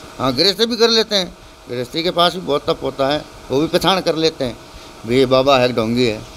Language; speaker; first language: Hindi; native; Hindi